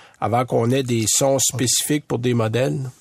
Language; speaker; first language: French; native; French